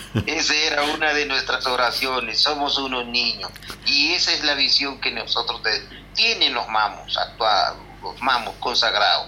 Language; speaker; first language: Spanish; non-native, local second language; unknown